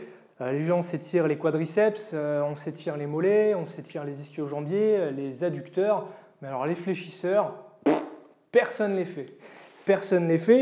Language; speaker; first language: French; native; French